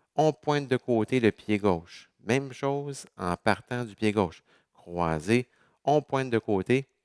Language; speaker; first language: French; native; French